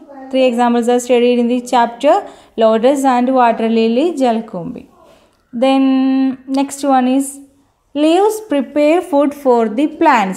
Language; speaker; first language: English; non-native, local second language; Malayalam